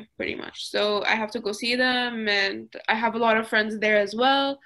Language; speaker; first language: English; early bilingual, other home language; Arabic